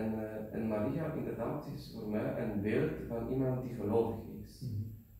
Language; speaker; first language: Dutch; non-native, learner; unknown